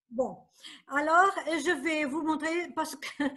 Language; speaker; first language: French; non-native, fluent; Portuguese